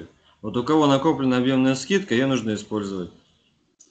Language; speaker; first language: Russian; native; Russian